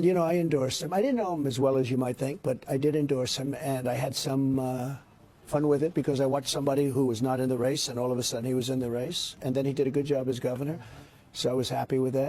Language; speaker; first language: English; native; English